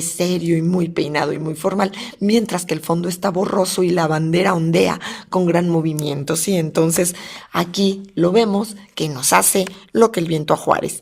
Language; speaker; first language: Spanish; native; Spanish